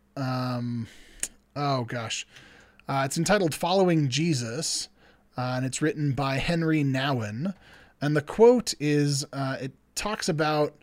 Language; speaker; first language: English; native; English